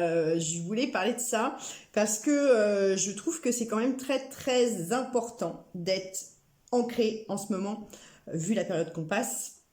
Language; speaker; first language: French; native; French